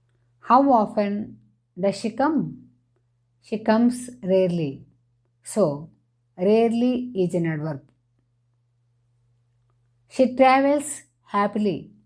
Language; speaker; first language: English; non-native, fluent; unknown